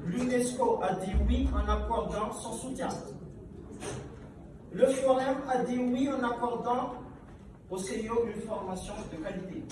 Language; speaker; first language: French; non-native, local second language; Malagasy